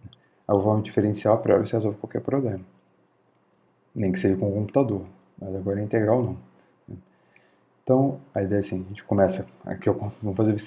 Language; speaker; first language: Portuguese; native; Portuguese